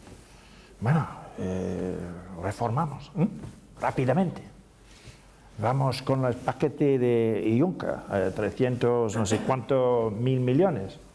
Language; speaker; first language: Spanish; non-native, learner; English